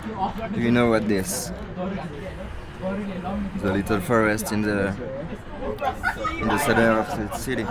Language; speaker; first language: English; non-native, learner; French